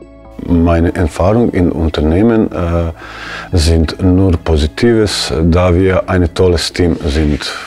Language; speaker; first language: German; non-native, fluent; Bosnian